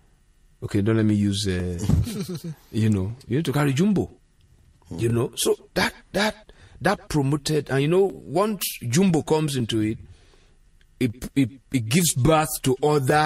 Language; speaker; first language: English; non-native, local second language; Yoruba